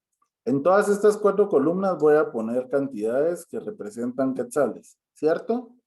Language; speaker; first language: Spanish; native; Spanish